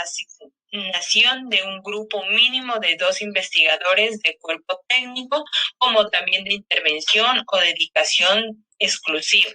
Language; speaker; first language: Spanish; native; Spanish